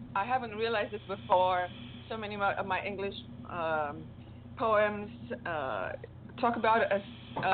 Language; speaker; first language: English; non-native, fluent; Romanian